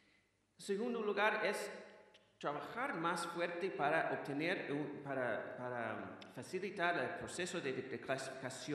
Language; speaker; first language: Spanish; non-native, fluent; English